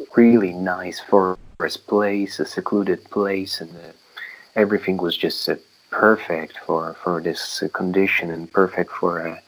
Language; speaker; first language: English; non-native, fluent; Polish